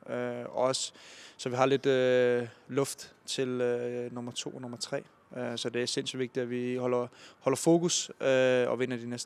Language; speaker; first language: Danish; native; Danish